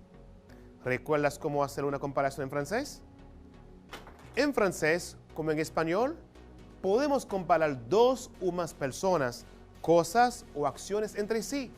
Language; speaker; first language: Spanish; non-native, fluent; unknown